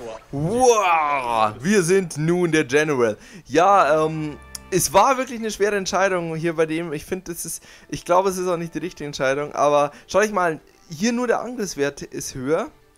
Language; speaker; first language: German; native; German